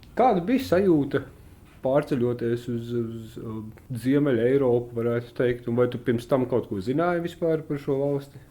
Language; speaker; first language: Latvian; native; Latvian